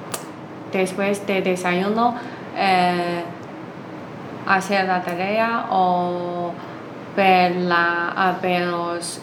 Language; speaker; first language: Spanish; non-native, learner; Chinese